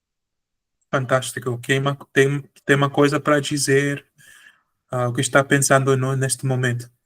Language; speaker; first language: Portuguese; non-native, fluent; Spanish